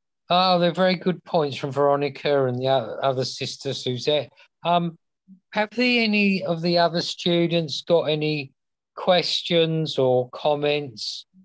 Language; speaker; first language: English; native; English